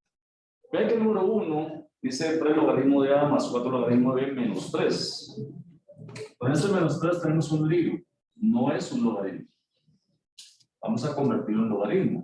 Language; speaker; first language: Spanish; native; Spanish